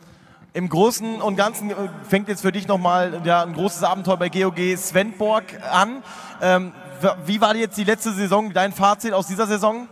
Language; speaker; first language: German; native; German